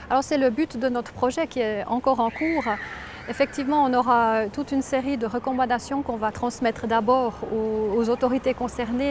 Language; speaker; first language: French; native; French